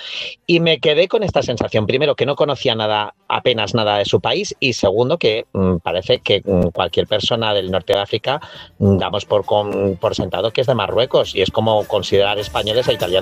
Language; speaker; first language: Spanish; native; Spanish